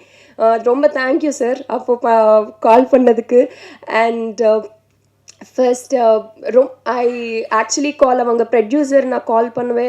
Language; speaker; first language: Tamil; non-native, learner; Telugu